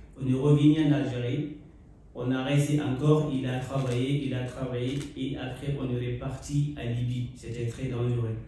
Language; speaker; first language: French; non-native, local second language; Fula